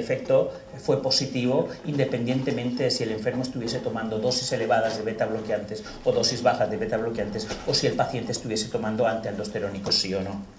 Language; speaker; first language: Spanish; native; Spanish